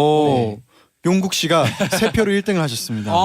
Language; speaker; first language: Korean; native; Korean